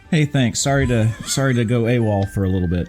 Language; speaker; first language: English; native; English